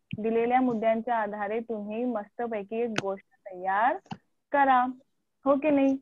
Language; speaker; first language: Marathi; non-native, local second language; Urdu